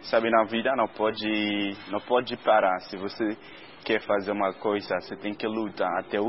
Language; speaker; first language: Portuguese; non-native, learner; Haitian Creole